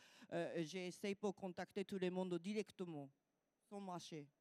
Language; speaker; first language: French; non-native, learner; Japanese